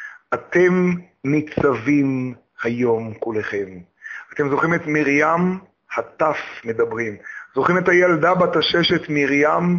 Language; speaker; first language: Hebrew; native; Hebrew